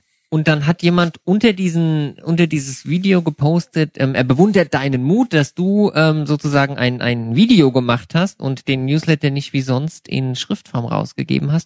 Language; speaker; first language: German; native; German